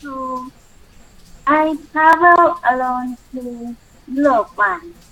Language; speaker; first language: English; non-native, learner; Thai